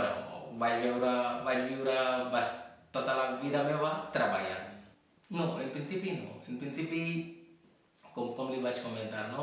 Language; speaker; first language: Catalan; non-native, fluent; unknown